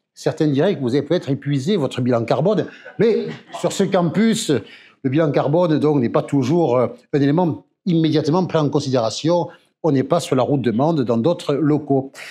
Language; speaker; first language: French; native; French